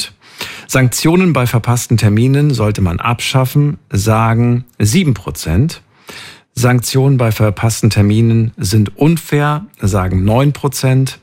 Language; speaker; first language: German; native; German